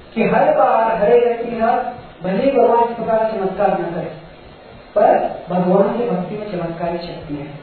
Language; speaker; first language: Hindi; non-native, local second language; Marathi